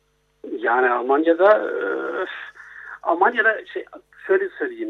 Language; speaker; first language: Turkish; non-native, fluent; German